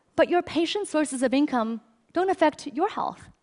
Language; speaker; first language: English; early bilingual, other home language; Chinese